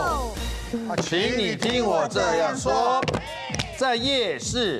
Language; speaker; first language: Chinese; native; Chinese